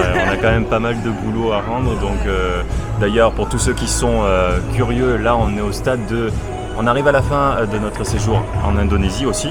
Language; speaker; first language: French; native; French